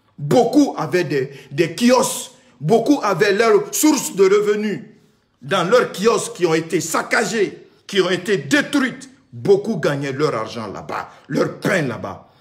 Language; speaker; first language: French; non-native, local second language; Susu